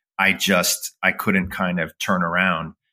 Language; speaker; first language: English; native; English